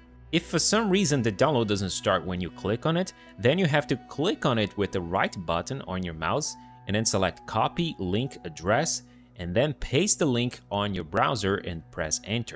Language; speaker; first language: English; non-native, fluent; Portuguese